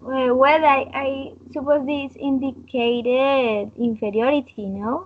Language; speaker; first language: English; non-native, learner; Spanish